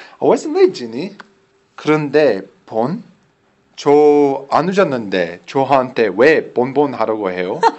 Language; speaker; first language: Korean; non-native, learner; English